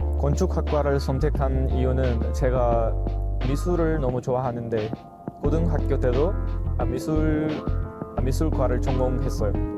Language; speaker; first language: Korean; non-native, fluent; Uzbek